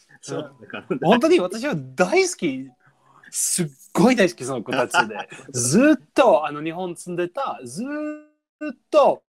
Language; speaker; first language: Japanese; non-native, learner; English